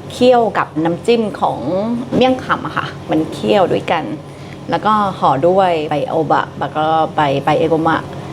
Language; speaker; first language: Thai; non-native, fluent; Japanese